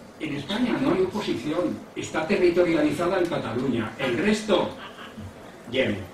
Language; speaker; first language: Spanish; native; Spanish